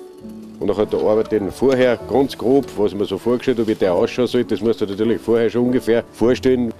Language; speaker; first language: German; native; German